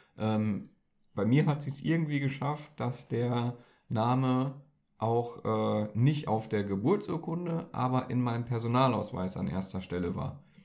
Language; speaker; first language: German; early bilingual, other home language; Turkish